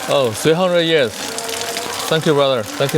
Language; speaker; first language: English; non-native, learner; Chinese